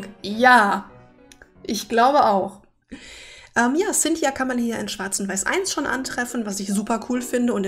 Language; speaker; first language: German; native; German